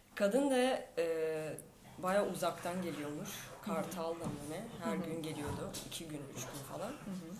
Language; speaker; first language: Turkish; non-native, fluent; Albanian